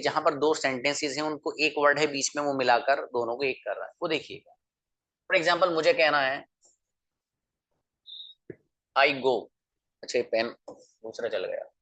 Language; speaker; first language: Hindi; native; Hindi